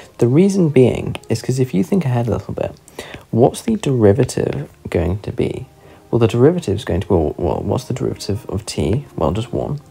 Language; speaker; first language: English; native; English